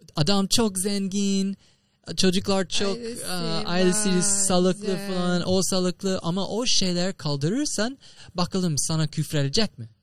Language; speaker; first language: Turkish; non-native, fluent; English